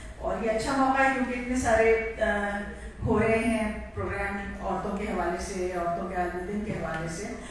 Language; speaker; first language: Urdu; native; Urdu